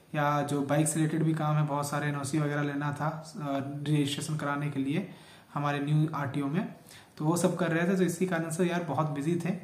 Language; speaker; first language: Hindi; native; Hindi